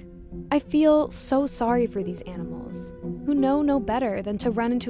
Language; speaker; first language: English; native; English